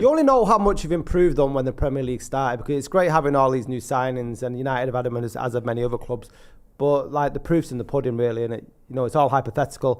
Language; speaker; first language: English; native; English